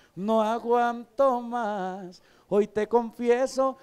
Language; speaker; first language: Spanish; native; Spanish